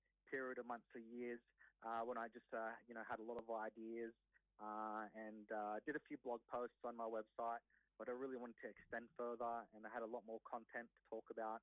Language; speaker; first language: English; native; English